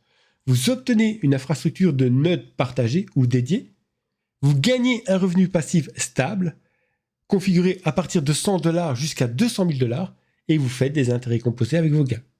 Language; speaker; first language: French; native; French